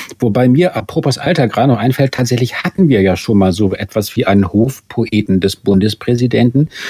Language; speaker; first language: German; native; German